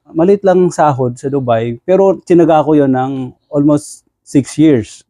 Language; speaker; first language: Filipino; non-native, local second language; Bikol